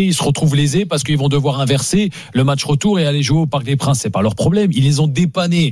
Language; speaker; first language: French; native; French